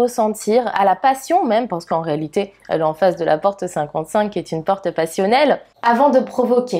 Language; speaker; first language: French; native; French